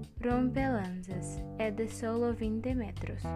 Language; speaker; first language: Spanish; non-native, learner; Portuguese